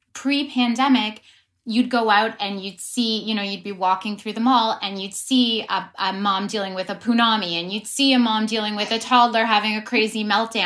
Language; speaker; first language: English; native; English